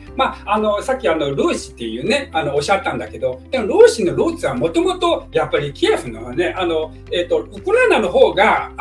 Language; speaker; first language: Japanese; non-native, fluent; Chinese